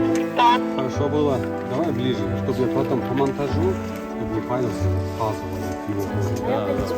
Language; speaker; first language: Russian; non-native, local second language; Kyrgyz